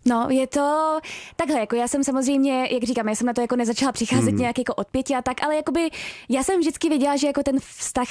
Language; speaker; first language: Czech; native; Czech